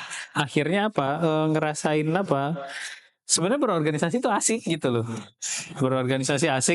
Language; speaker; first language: Indonesian; native; Indonesian